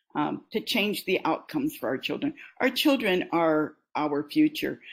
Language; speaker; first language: English; native; English